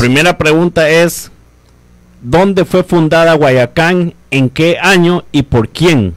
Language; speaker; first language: Spanish; native; Spanish